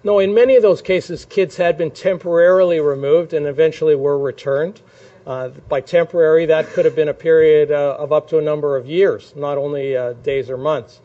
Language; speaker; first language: English; native; English